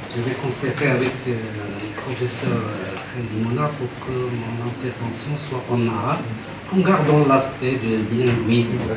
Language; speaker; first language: French; non-native, local second language; Arabic